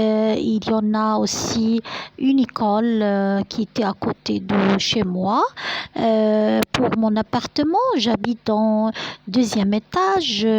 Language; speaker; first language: French; non-native, fluent; Arabic